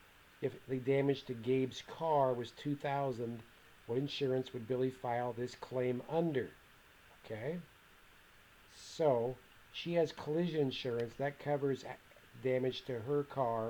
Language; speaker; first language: English; native; English